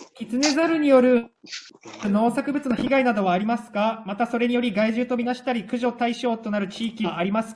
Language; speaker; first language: Japanese; native; Japanese